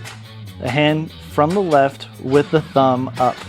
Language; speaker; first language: English; native; English